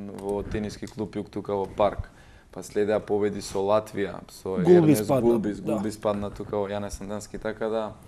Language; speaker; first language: Macedonian; native; Macedonian